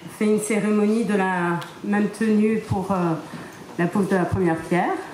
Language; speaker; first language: French; native; French